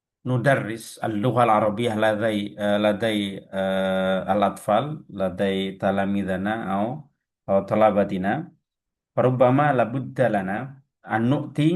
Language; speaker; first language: Arabic; non-native, fluent; Indonesian